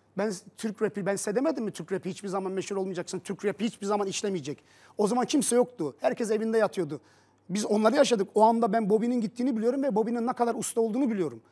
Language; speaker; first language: Turkish; early bilingual, heritage; Turkish